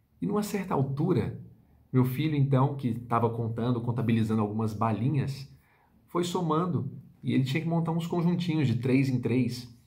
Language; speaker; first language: Portuguese; native; Portuguese